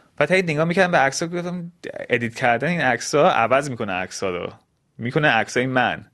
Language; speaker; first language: Persian; early bilingual, heritage; Persian